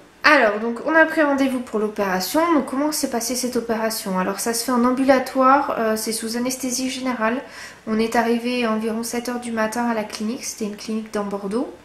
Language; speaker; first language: French; native; French